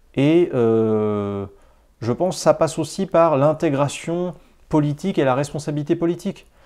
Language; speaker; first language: French; native; French